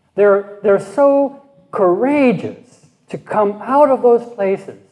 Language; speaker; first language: English; native; English